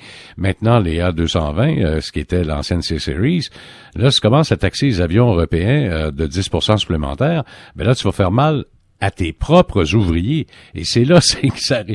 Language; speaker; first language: French; native; French